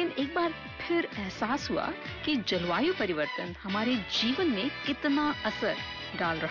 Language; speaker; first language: Hindi; native; Hindi